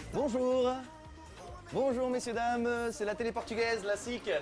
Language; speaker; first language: Portuguese; early bilingual, heritage; French